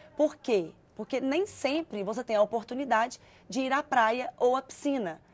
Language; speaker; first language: Portuguese; native; Portuguese